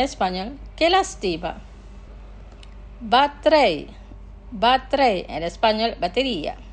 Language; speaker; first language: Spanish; non-native, fluent; Indonesian